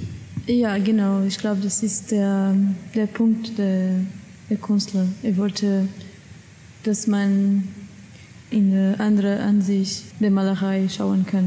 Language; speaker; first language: German; non-native, learner; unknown